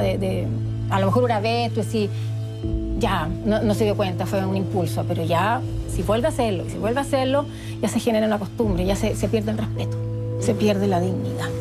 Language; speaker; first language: Spanish; native; Spanish